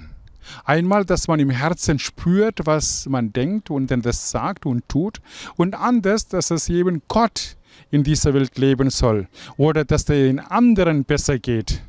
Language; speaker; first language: German; non-native, fluent; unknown